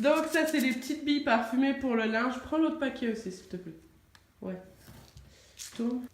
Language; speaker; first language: French; native; French